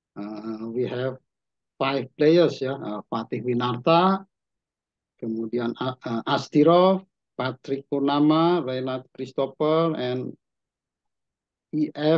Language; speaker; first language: English; non-native, learner; Indonesian